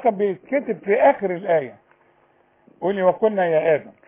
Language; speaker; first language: Arabic; native; Arabic